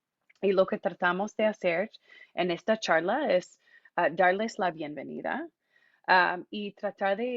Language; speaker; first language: Spanish; non-native, fluent; English